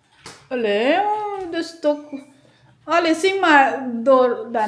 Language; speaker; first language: Dutch; non-native, fluent; Filipino